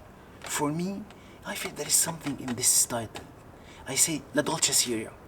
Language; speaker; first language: English; non-native, learner; Arabic